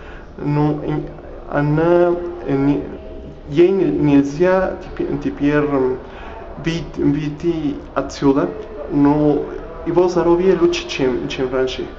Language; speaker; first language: Russian; non-native, learner; Spanish